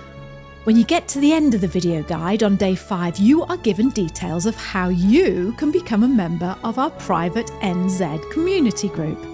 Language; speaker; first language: English; native; English